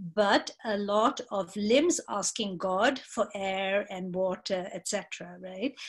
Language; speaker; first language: English; non-native, local second language; Bangla